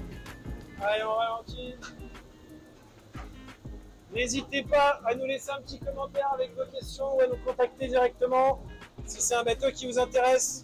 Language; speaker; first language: French; native; French